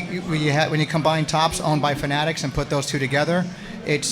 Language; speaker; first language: English; native; English